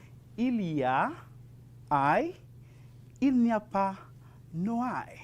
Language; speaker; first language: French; non-native, fluent; Spanish